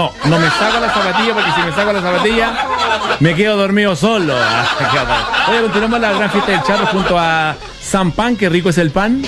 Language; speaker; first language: Spanish; native; Spanish